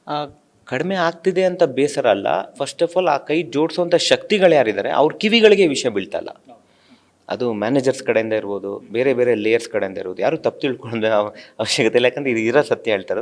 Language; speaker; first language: Kannada; native; Kannada